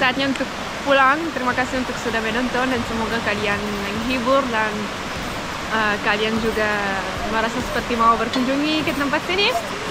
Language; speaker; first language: Indonesian; non-native, fluent; English